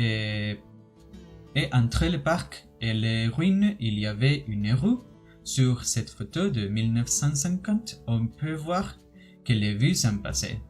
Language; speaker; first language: French; non-native, learner; Spanish